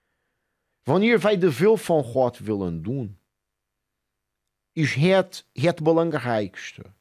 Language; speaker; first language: Dutch; non-native, fluent; Portuguese